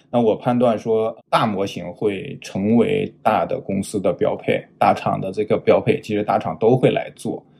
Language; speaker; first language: Chinese; native; Chinese